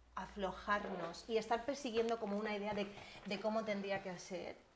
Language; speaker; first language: Spanish; native; Spanish